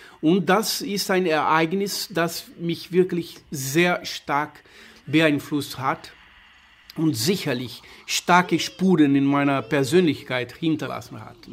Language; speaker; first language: German; non-native, fluent; Portuguese